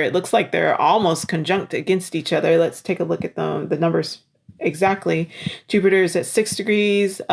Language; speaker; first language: English; native; English